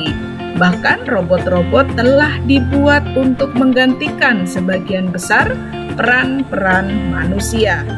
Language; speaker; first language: Indonesian; native; Indonesian